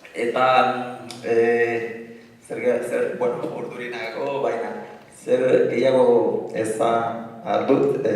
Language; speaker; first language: Basque; non-native, learner; Arabic